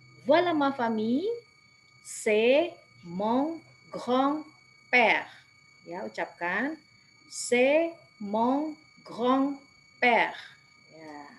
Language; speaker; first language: French; non-native, fluent; Indonesian